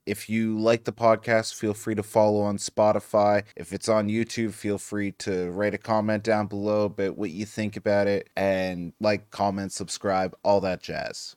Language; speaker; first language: English; native; English